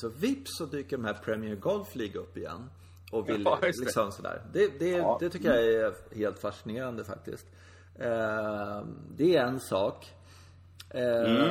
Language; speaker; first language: Swedish; native; Swedish